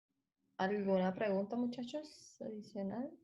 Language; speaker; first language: Spanish; native; Spanish